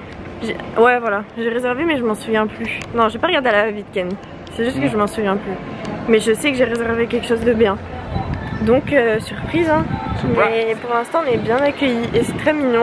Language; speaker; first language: French; native; French